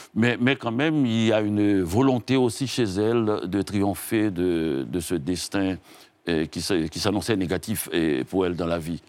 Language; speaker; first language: French; non-native, local second language; Haitian Creole